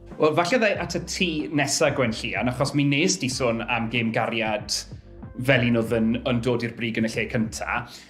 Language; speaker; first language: Welsh; native; Welsh